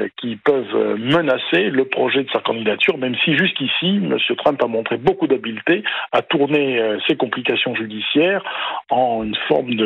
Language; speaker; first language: French; native; French